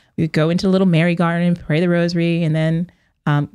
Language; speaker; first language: English; native; English